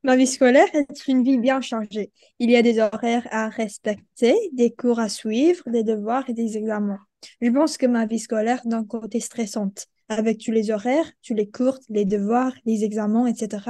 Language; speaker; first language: French; non-native, learner; Indonesian